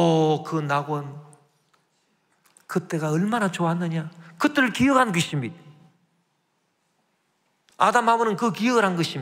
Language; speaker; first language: Korean; native; Korean